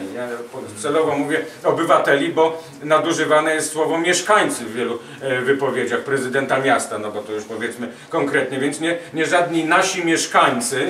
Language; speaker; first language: Polish; native; Polish